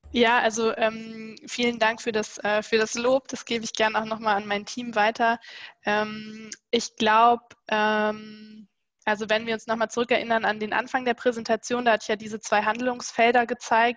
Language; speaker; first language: German; native; German